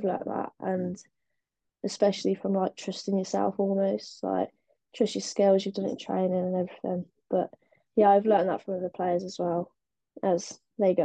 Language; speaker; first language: English; native; English